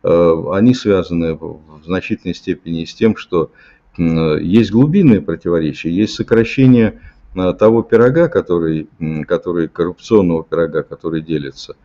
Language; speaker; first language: Russian; native; Russian